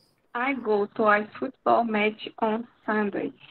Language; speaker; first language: English; non-native, learner; Portuguese